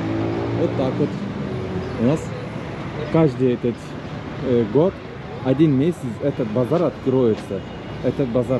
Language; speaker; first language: Russian; non-native, learner; Turkish